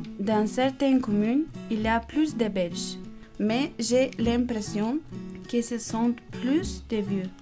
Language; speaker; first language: French; non-native, learner; Bulgarian